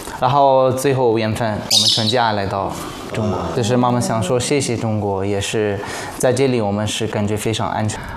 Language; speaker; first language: Chinese; non-native, fluent; Arabic